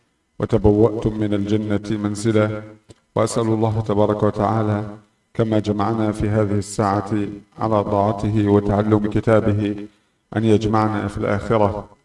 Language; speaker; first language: Arabic; non-native, fluent; Indonesian